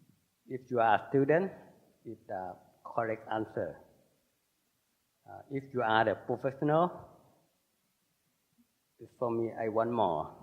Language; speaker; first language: English; non-native, learner; Thai